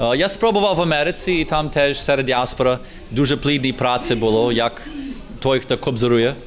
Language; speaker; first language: Ukrainian; early bilingual, heritage; Ukrainian